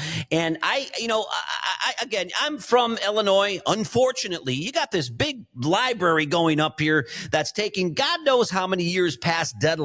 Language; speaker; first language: English; native; English